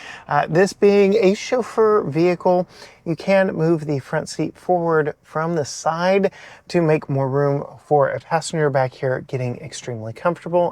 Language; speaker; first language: English; native; English